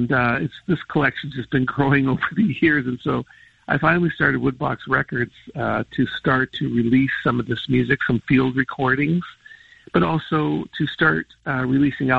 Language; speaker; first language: English; native; English